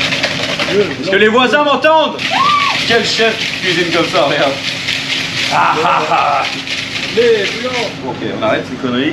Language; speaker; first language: French; native; French